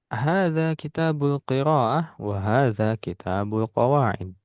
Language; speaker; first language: Arabic; non-native, fluent; Indonesian